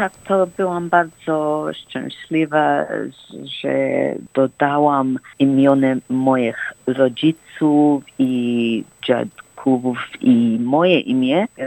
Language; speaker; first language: Polish; early bilingual, heritage; Polish